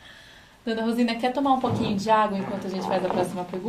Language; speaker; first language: Portuguese; native; Portuguese